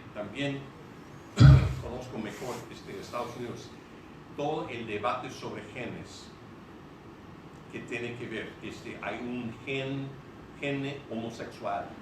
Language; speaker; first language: Spanish; non-native, fluent; English